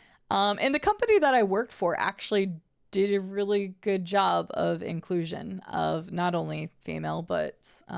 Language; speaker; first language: English; native; English